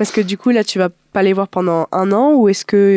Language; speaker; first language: French; native; French